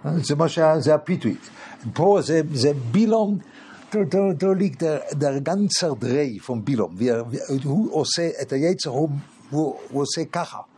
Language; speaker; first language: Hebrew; non-native, fluent; English